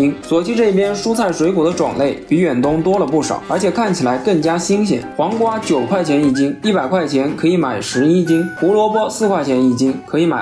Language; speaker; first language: Chinese; native; Chinese